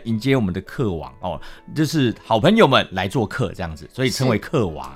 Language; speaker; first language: Chinese; native; Chinese